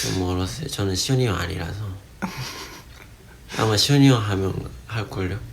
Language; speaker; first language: Korean; non-native, fluent; Japanese